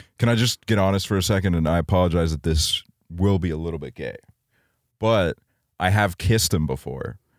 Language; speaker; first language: English; early bilingual, other home language; Estonian